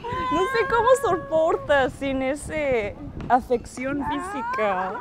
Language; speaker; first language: Spanish; non-native, fluent; Japanese